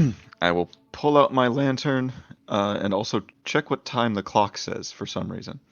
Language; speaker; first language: English; native; English